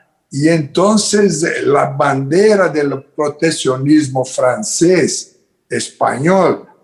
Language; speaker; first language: Spanish; non-native, fluent; Portuguese